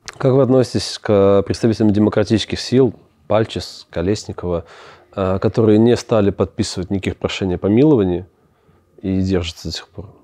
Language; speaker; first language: Russian; native; Russian